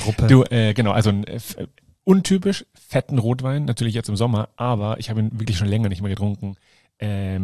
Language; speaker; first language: German; native; German